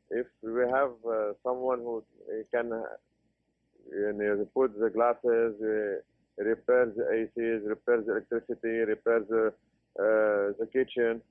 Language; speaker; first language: English; non-native, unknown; Arabic